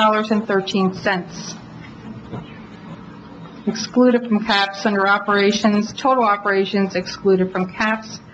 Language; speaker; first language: English; native; English